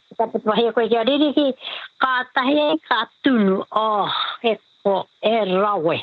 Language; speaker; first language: Māori; native; Māori